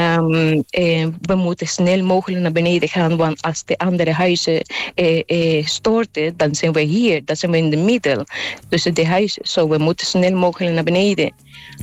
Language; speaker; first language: Dutch; non-native, local second language; Papiamento